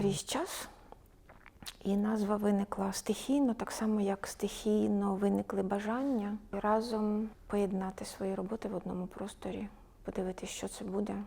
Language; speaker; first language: Ukrainian; native; Ukrainian